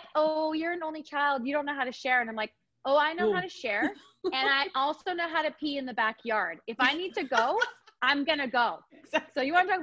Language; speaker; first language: English; native; English